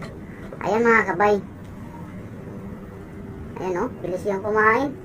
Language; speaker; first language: Filipino; non-native, local second language; Cebuano